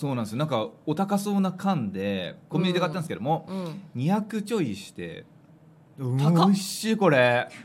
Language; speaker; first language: Japanese; native; Japanese